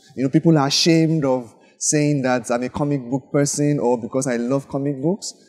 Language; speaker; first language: English; non-native, local second language; Yoruba